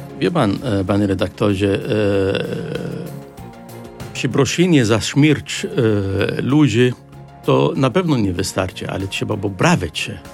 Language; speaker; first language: Polish; non-native, fluent; Arabic